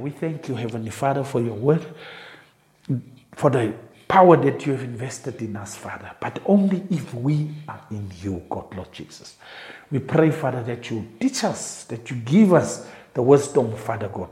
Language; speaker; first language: English; non-native, local second language; Afrikaans